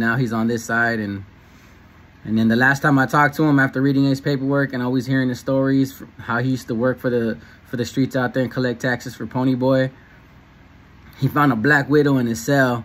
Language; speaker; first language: English; native; English